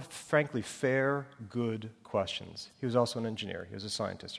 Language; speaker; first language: English; native; English